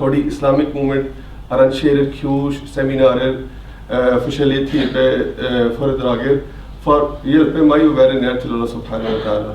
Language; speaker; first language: Norwegian; non-native, fluent; Urdu